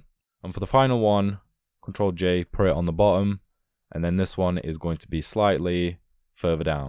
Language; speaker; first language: English; native; English